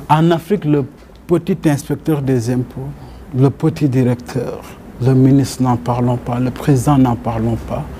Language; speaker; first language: French; non-native, local second language; Wolof